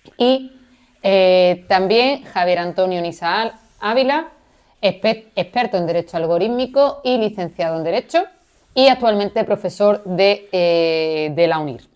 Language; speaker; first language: Spanish; native; Spanish